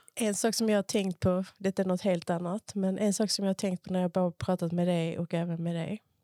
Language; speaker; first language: Swedish; early bilingual, other home language; Spanish